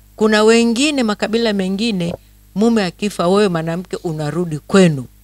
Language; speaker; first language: Swahili; native; Swahili